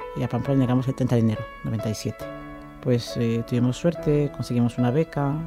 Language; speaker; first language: Spanish; non-native, fluent; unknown